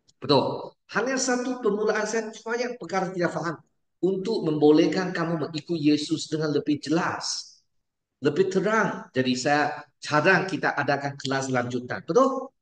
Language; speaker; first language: Malay; non-native, local second language; Chinese